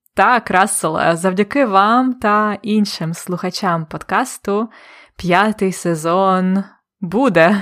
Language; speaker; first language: Ukrainian; native; Ukrainian